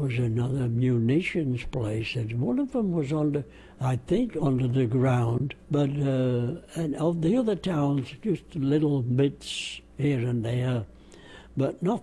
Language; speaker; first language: English; native; English